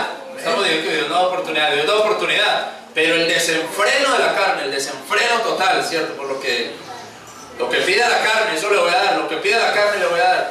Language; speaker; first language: Spanish; native; Spanish